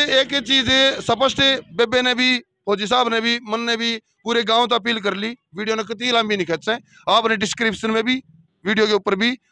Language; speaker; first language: Hindi; native; Hindi